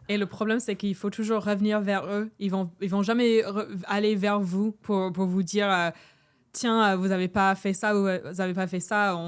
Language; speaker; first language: French; non-native, fluent; English